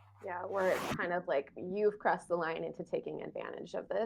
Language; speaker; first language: English; native; English